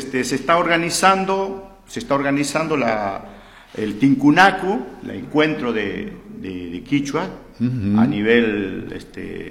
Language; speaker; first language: Spanish; native; Spanish